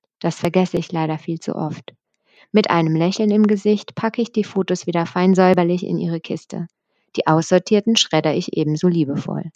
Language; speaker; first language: German; native; German